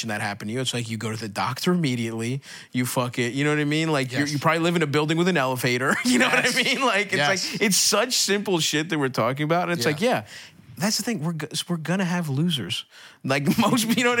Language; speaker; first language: English; native; English